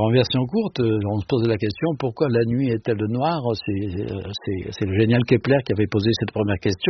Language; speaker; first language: French; native; French